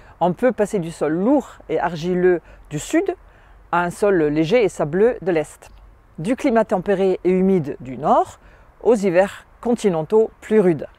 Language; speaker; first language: French; non-native, fluent; German